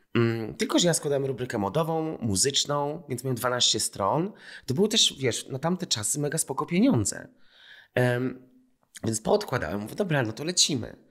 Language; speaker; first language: Polish; native; Polish